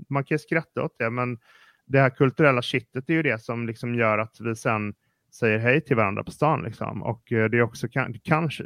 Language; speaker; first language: Swedish; native; Swedish